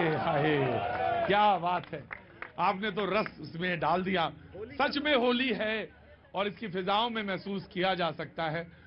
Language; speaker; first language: Hindi; native; Hindi